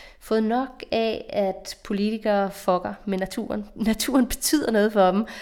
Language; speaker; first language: Danish; native; Danish